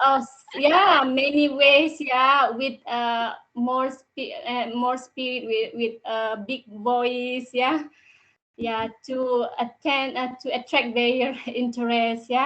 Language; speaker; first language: English; non-native, learner; Indonesian